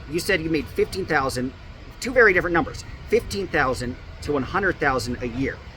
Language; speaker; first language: English; native; English